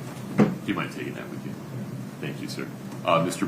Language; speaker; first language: English; native; English